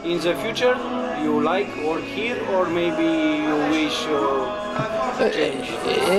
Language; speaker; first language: English; non-native, learner; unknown